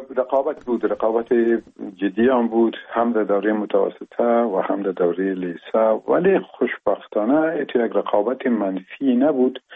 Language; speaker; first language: Persian; non-native, local second language; Pashto